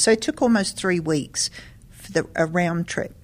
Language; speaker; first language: English; native; English